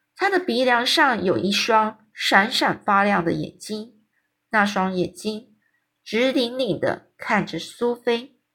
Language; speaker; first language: Chinese; native; Chinese